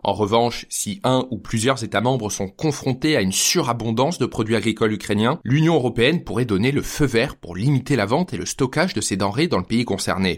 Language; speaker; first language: French; native; French